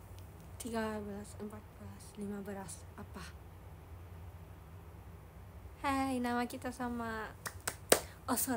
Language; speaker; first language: Indonesian; non-native, learner; Japanese